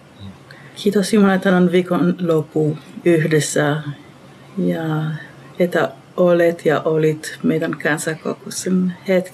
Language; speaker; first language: Finnish; non-native, learner; Hebrew